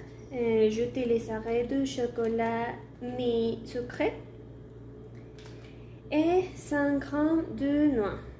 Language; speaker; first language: French; non-native, learner; Spanish